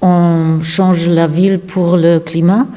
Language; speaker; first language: French; non-native, learner; German